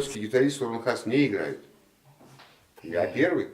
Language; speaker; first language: Russian; non-native, learner; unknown